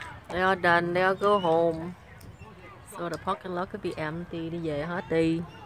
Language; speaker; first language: English; non-native, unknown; Vietnamese